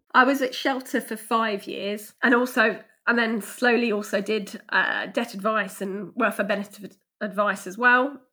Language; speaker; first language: English; native; English